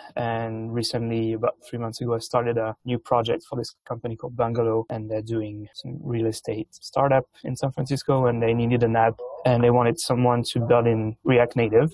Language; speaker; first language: English; non-native, fluent; French